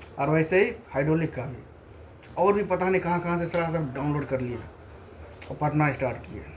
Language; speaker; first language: Hindi; native; Hindi